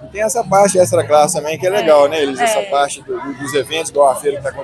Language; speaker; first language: Portuguese; native; Portuguese